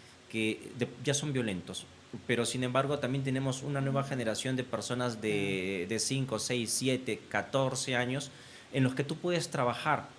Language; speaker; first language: Spanish; native; Spanish